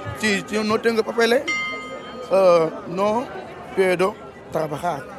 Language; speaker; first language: Spanish; non-native, learner; Wolof